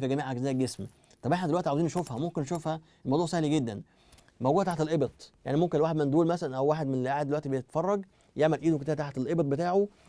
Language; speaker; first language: Arabic; native; Arabic